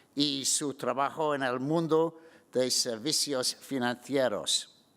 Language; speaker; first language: Spanish; non-native, learner; English